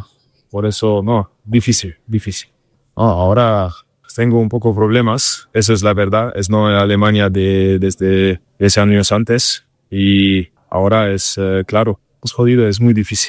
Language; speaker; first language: Spanish; non-native, learner; German